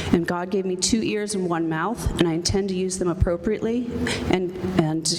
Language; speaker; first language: English; native; English